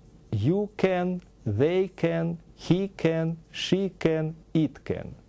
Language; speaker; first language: English; non-native, fluent; Russian